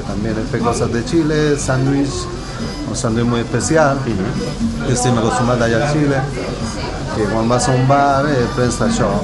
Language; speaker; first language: Catalan; non-native, learner; Spanish